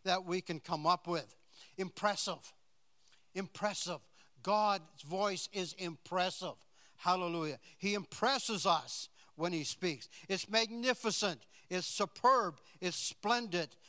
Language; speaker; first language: English; native; English